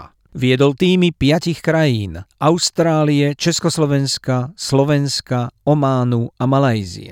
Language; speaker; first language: Slovak; native; Slovak